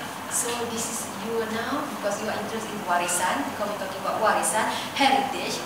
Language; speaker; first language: English; non-native, local second language; Malay